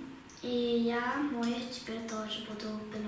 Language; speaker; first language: Russian; early bilingual, heritage; Russian